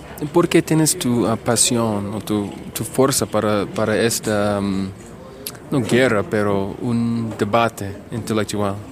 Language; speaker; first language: Spanish; non-native, learner; English